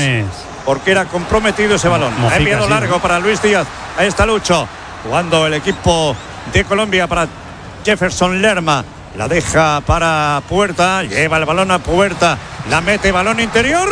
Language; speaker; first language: Spanish; native; Spanish